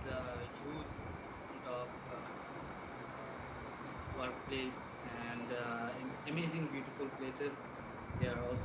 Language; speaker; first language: English; non-native, learner; Bangla